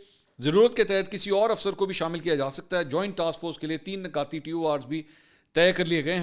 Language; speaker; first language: Urdu; native; Urdu